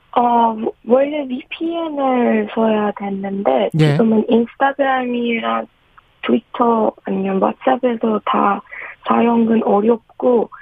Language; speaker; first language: Korean; non-native, learner; Persian